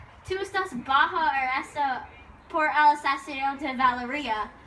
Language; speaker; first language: Spanish; non-native, learner; English